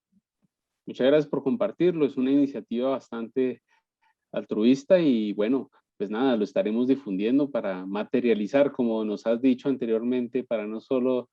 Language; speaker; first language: Spanish; native; Spanish